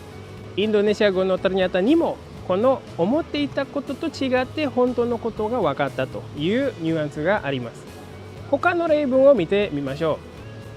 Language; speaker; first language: Japanese; non-native, fluent; Indonesian